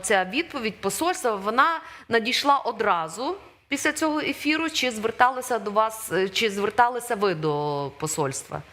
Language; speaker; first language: Ukrainian; native; Ukrainian